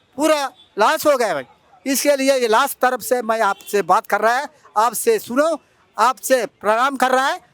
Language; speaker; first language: Hindi; non-native, local second language; Telugu